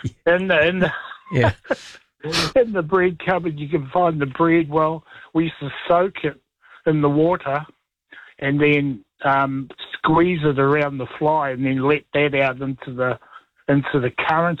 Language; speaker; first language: English; native; English